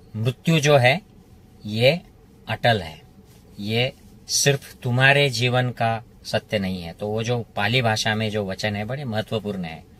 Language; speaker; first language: Hindi; non-native, local second language; Marathi